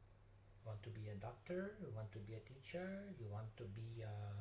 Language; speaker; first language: English; non-native, learner; Vietnamese